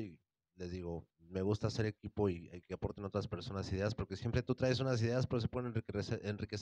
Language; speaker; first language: Spanish; native; Spanish